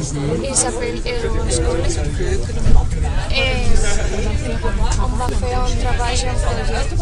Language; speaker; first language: French; non-native, learner; Spanish